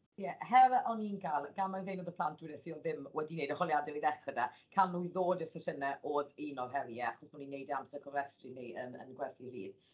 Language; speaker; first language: Welsh; native; Welsh